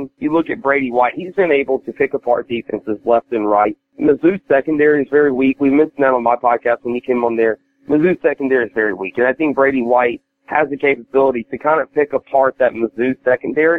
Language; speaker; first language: English; native; English